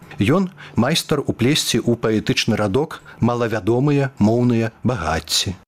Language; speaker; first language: Belarusian; native; Belarusian